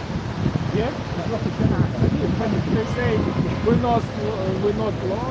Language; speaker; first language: English; non-native, learner; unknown